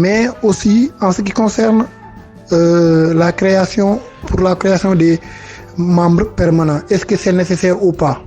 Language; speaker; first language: French; non-native, local second language; Wolof